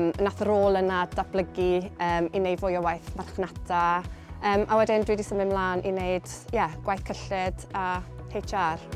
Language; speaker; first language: Welsh; native; Welsh